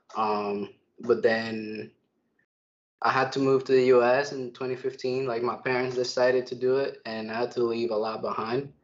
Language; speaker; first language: English; early bilingual, other home language; Spanish